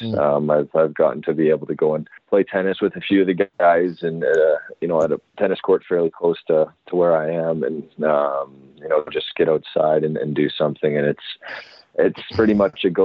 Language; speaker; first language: English; native; English